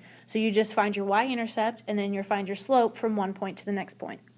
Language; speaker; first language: English; native; English